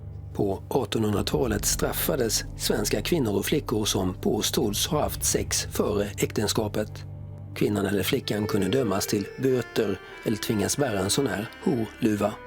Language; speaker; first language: Swedish; native; Swedish